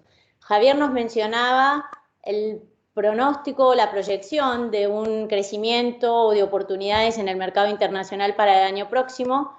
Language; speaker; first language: Spanish; native; Spanish